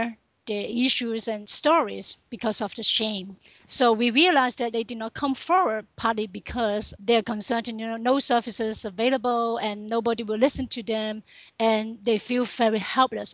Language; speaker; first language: English; non-native, local second language; Cantonese